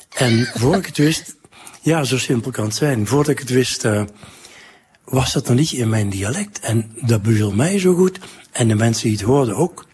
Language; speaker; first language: Dutch; native; Dutch